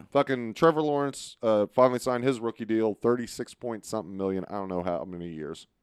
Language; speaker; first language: English; native; English